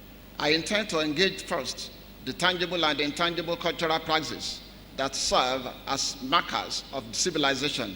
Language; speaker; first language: English; non-native, local second language; Yoruba